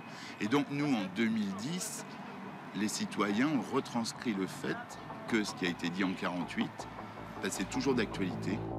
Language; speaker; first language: French; native; French